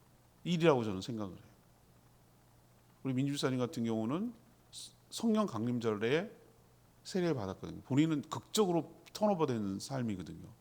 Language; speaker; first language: Korean; native; Korean